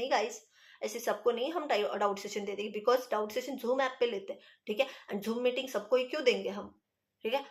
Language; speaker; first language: Hindi; non-native, local second language; Marathi